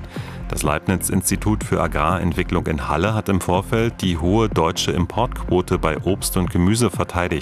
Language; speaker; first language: German; native; German